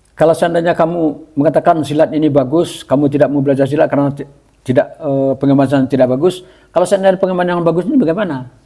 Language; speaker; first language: Malay; non-native, local second language; Minangkabau